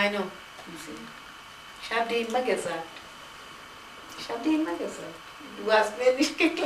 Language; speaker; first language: German; non-native, fluent; Gujarati